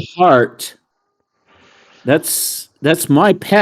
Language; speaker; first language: English; native; English